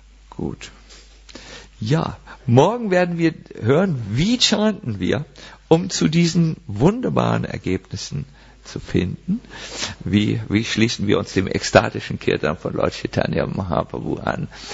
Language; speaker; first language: German; native; German